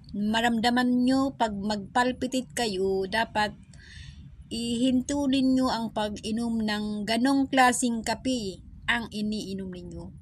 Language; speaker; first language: Filipino; non-native, local second language; Iloko